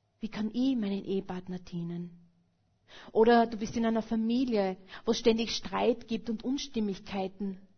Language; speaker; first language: German; native; German